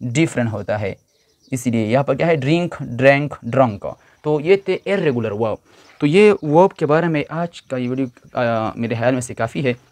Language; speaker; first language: Urdu; non-native, local second language; Pashto